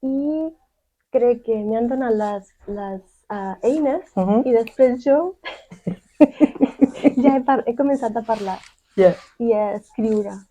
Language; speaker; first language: Catalan; non-native, fluent; Spanish